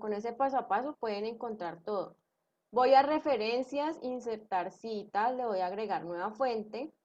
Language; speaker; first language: Spanish; native; Spanish